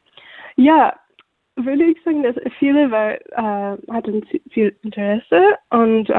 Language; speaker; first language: German; non-native, fluent; English